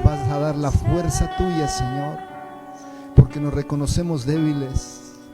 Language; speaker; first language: Spanish; native; Spanish